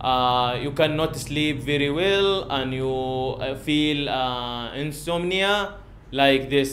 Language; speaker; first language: English; non-native, learner; Arabic